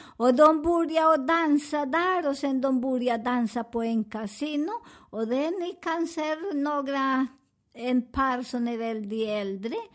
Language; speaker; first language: Swedish; non-native, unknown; Spanish